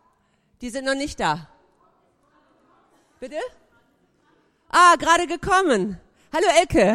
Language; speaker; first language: German; native; German